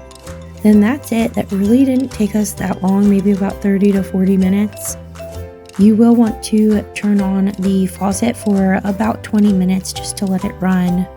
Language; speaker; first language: English; native; English